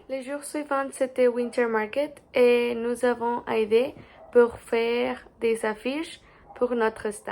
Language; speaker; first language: French; non-native, learner; Spanish